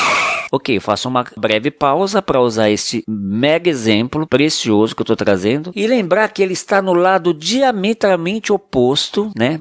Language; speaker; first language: Portuguese; native; Portuguese